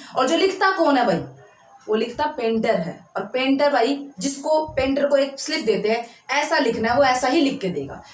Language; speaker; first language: Hindi; native; Hindi